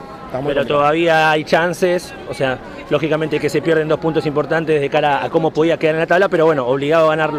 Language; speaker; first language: Spanish; native; Spanish